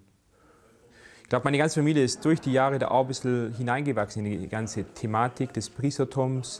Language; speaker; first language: German; native; German